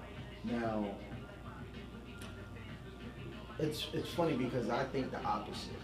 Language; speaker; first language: English; native; English